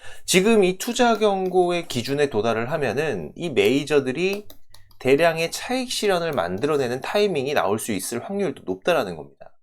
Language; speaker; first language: Korean; native; Korean